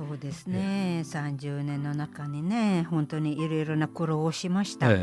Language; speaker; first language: Japanese; non-native, fluent; Filipino